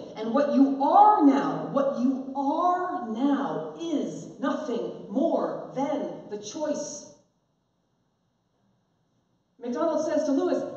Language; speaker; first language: English; native; English